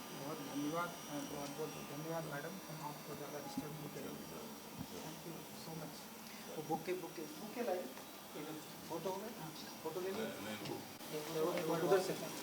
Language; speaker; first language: Hindi; native; Hindi